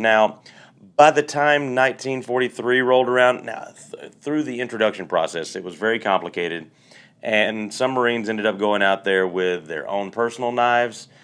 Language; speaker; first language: English; native; English